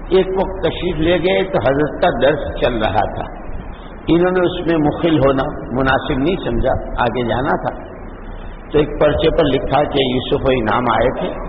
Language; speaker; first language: Urdu; native; Urdu